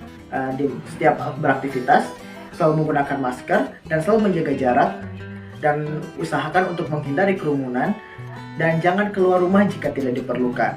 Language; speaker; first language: Indonesian; native; Indonesian